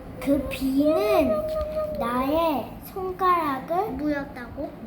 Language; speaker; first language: Korean; early bilingual, heritage; Korean